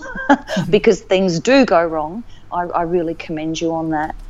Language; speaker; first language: English; native; English